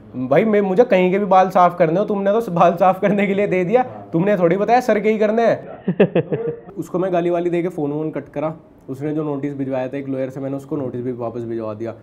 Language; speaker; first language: Hindi; native; Hindi